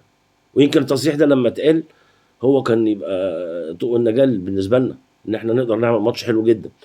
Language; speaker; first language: Arabic; native; Arabic